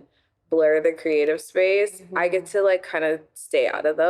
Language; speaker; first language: English; native; English